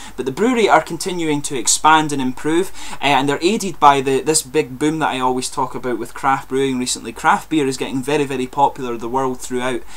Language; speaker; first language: English; native; English